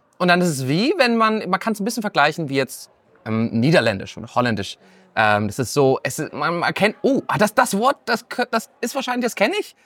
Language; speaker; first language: German; native; German